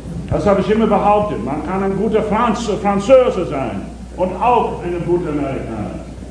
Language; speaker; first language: German; native; German